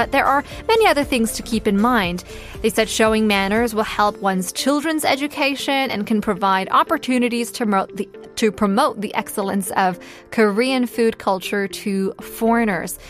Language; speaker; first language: English; early bilingual, other home language; Korean